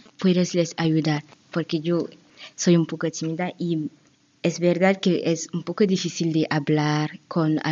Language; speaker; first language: Spanish; non-native, learner; French